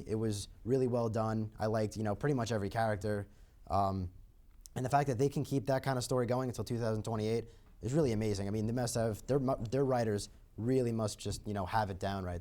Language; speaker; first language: English; native; English